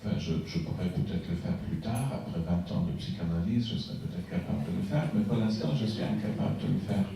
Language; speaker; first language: French; non-native, fluent; German